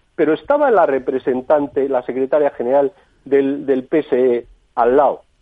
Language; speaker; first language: Spanish; native; Spanish